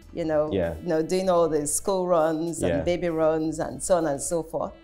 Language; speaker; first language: English; non-native, local second language; Yoruba